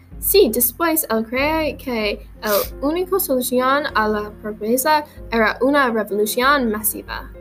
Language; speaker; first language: Spanish; non-native, learner; English